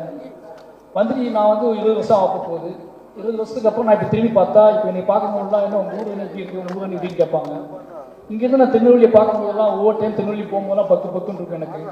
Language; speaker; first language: Tamil; native; Tamil